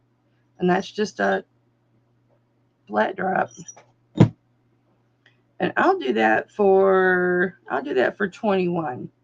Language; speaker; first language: English; native; English